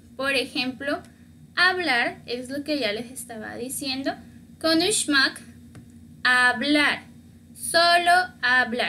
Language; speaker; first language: Spanish; native; Spanish